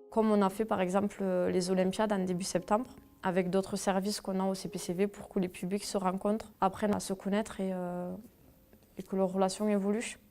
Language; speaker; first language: French; native; French